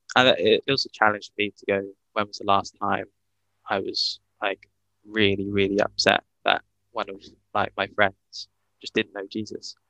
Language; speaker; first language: English; native; English